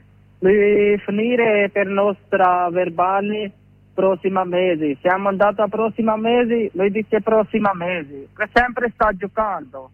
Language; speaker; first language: Italian; non-native, learner; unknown